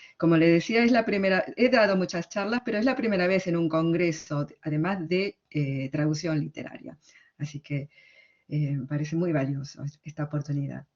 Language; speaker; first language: Spanish; early bilingual, other home language; Korean